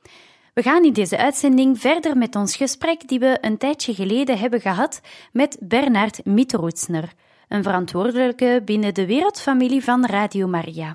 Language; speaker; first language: Dutch; native; Dutch